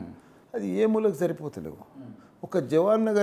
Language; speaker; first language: Telugu; native; Telugu